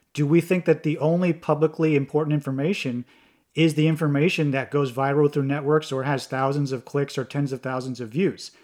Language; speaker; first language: English; native; English